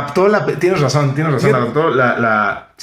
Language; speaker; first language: Spanish; native; Spanish